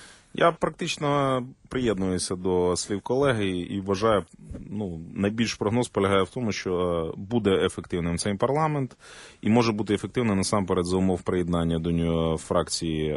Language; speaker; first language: Ukrainian; native; Ukrainian